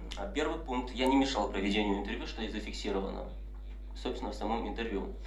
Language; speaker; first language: Russian; native; Russian